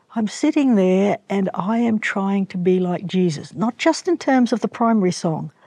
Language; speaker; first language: English; native; English